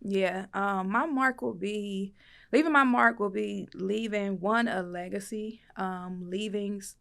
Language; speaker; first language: English; native; English